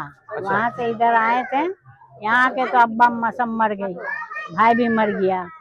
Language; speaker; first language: Hindi; early bilingual, heritage; Urdu